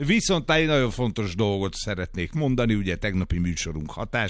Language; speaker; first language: Hungarian; native; Hungarian